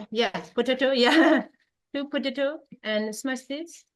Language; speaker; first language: English; non-native, learner; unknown